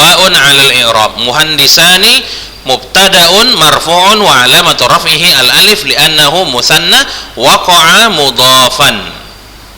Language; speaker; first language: Arabic; non-native, fluent; Indonesian